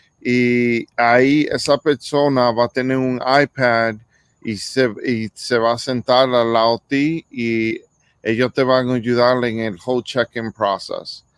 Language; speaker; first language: Spanish; early bilingual, heritage; English